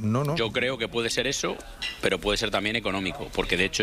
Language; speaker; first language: Spanish; native; Spanish